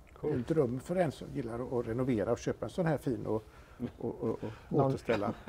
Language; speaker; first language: Swedish; native; Swedish